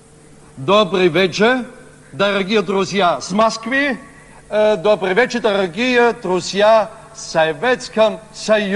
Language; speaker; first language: Russian; non-native, learner; German